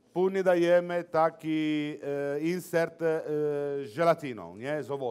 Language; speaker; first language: Polish; non-native, learner; Italian